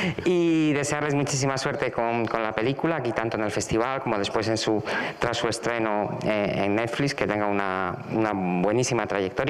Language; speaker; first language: Spanish; native; Spanish